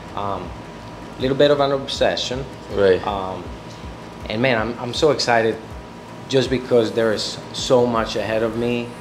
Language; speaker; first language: English; non-native, fluent; Spanish